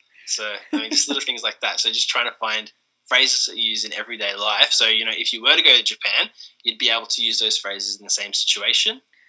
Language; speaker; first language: English; native; English